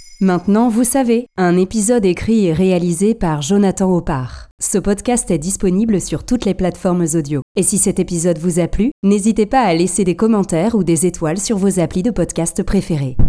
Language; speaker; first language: French; native; French